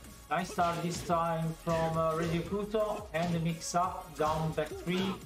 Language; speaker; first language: English; non-native, fluent; Italian